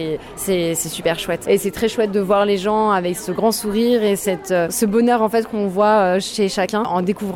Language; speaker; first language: French; native; French